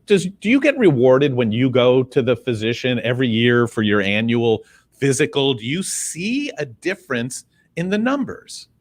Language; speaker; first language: English; native; English